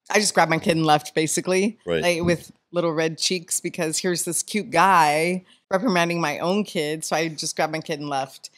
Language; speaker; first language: English; native; English